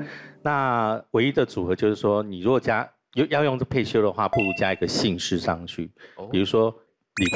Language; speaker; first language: Chinese; native; Chinese